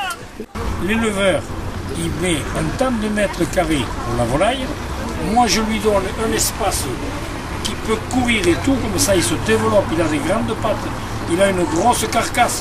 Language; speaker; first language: French; native; French